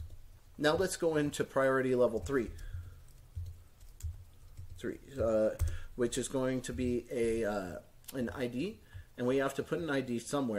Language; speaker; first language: English; native; English